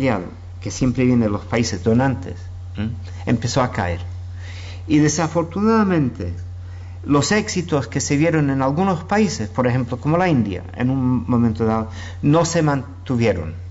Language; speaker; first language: Spanish; non-native, fluent; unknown